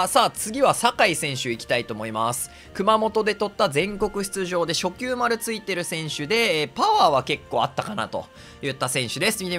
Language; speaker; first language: Japanese; native; Japanese